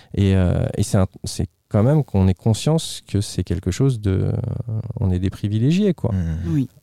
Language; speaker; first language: French; native; French